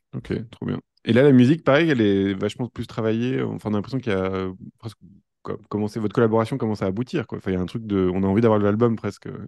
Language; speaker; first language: French; native; French